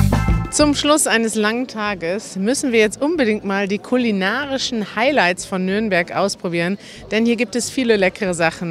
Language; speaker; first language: German; native; German